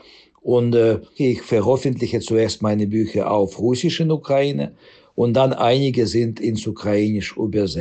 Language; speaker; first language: German; non-native, fluent; Russian